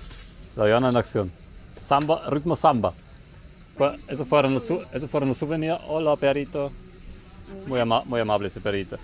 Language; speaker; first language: Spanish; non-native, fluent; German